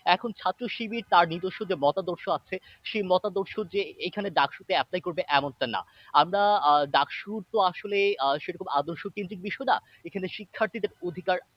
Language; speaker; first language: Bangla; non-native, local second language; Chakma